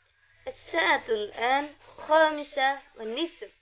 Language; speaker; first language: Arabic; non-native, learner; Indonesian